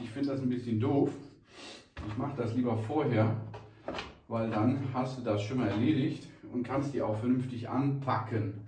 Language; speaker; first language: German; native; German